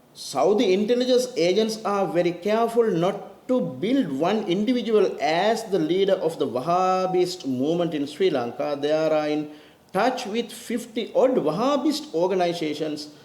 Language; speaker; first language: English; non-native, local second language; Sinhala